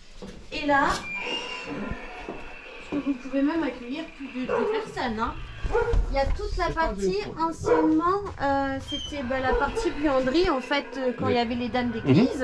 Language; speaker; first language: French; native; French